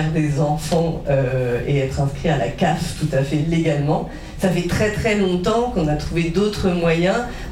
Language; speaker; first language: French; native; French